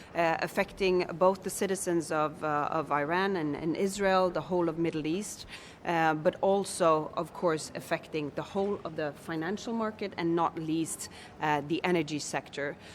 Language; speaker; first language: English; non-native, fluent; Swedish